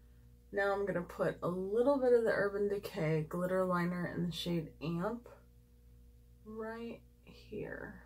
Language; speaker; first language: English; native; English